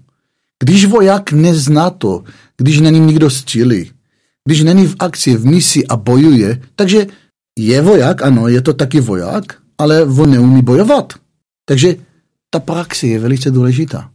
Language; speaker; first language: Czech; non-native, fluent; Hebrew